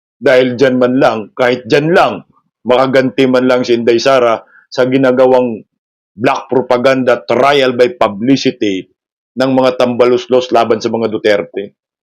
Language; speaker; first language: Filipino; non-native, local second language; Cebuano